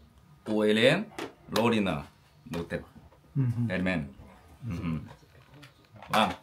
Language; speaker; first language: Russian; non-native, learner; Chinese